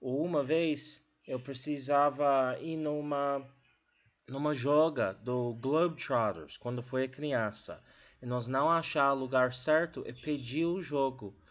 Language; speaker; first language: Portuguese; non-native, learner; English